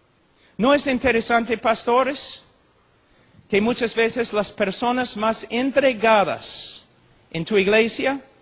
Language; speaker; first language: Spanish; non-native, fluent; English